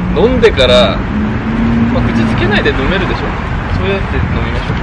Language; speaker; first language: Japanese; non-native, fluent; Korean